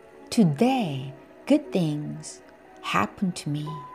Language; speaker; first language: English; non-native, fluent; Korean